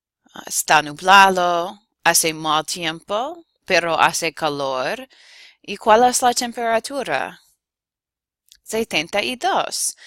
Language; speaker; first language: Spanish; non-native, fluent; English